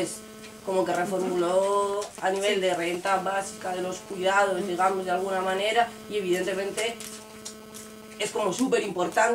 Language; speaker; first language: Spanish; native; Spanish